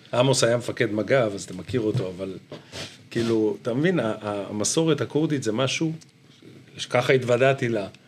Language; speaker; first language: Hebrew; native; Hebrew